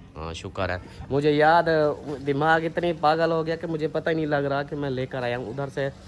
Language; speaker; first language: Urdu; non-native, local second language; Saraiki